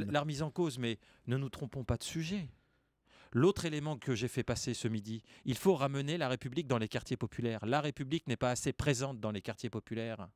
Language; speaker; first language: French; native; French